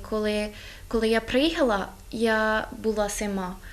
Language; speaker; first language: Ukrainian; non-native, learner; English